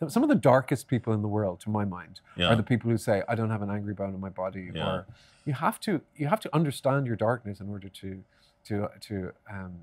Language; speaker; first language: English; native; English